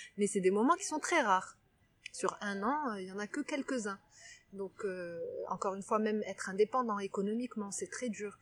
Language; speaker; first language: French; non-native, local second language; Arabic